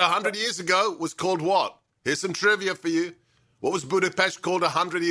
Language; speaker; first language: English; native; English